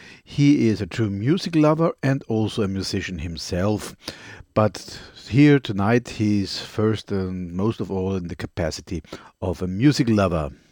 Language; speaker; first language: English; non-native, fluent; German